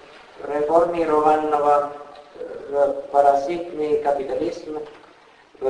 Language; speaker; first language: Russian; non-native, fluent; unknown